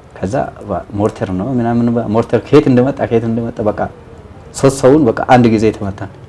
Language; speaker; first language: Amharic; non-native, local second language; Oromo